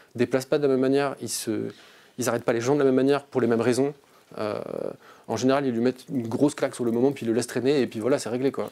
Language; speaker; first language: French; native; French